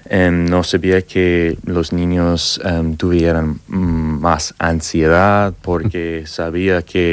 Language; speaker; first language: Spanish; non-native, learner; English